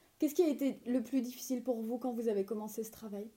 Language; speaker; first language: French; native; French